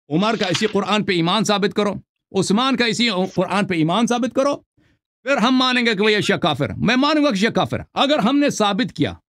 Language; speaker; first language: Urdu; non-native, local second language; Punjabi